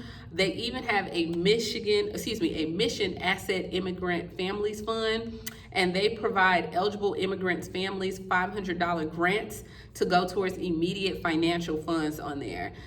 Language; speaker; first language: English; native; English